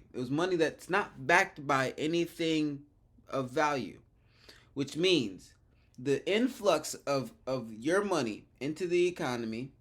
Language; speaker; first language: English; native; English